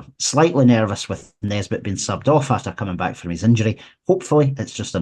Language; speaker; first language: English; native; English